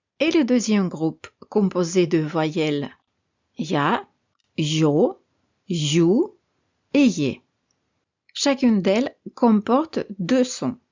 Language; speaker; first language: French; non-native, fluent; Russian